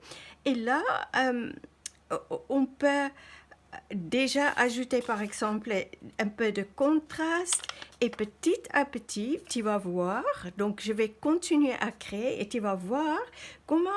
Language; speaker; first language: French; non-native, fluent; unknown